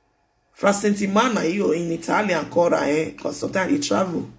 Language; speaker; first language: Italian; non-native, learner; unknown